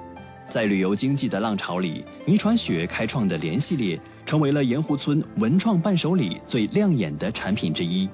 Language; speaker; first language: Chinese; native; Chinese